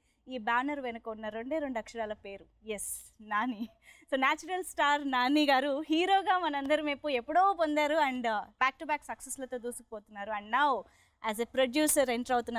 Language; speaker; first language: Telugu; native; Telugu